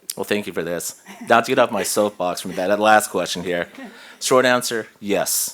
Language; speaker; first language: English; native; English